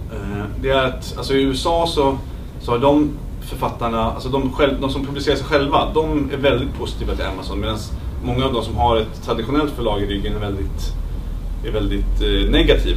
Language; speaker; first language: Swedish; native; Swedish